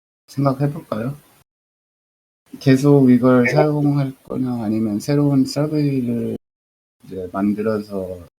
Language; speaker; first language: Korean; early bilingual, heritage; Korean